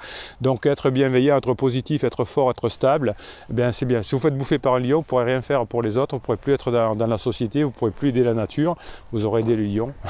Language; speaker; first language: French; native; French